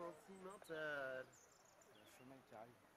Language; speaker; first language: French; native; French